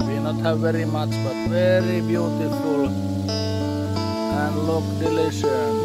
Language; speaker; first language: English; non-native, learner; Thai